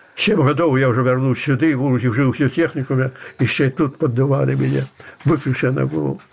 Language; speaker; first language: Russian; non-native, local second language; Belarusian